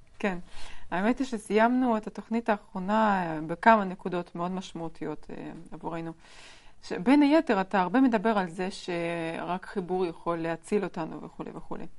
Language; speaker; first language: Hebrew; non-native, fluent; Russian